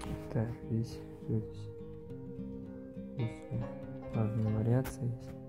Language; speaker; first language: Russian; non-native, local second language; Kazakh